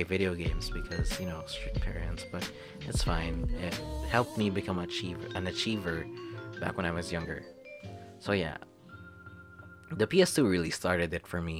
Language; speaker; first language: English; non-native, local second language; Filipino